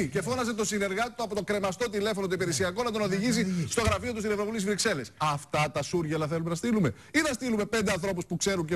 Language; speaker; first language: Greek; native; Greek